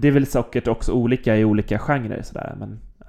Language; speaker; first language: Swedish; native; Swedish